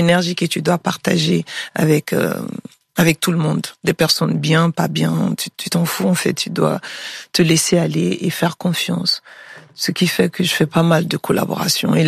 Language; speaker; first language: French; non-native, local second language; Bambara